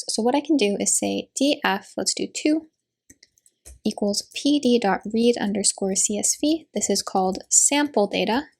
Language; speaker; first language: English; native; English